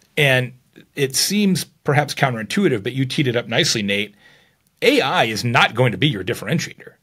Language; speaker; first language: English; native; English